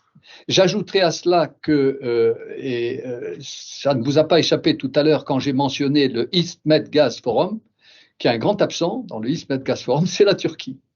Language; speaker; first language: French; native; French